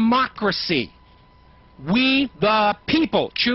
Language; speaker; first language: English; native; English